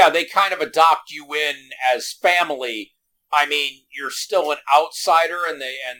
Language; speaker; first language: English; native; English